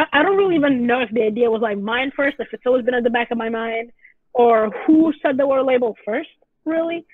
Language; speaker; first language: English; non-native, fluent; Italian